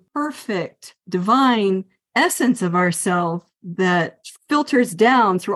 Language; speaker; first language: English; native; English